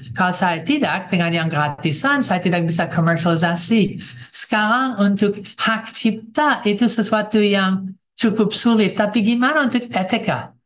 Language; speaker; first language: Indonesian; non-native, fluent; English